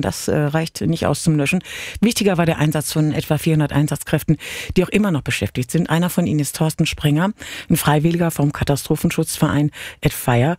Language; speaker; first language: German; native; German